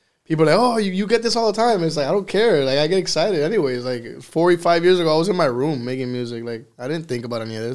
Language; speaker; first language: English; early bilingual, other home language; Spanish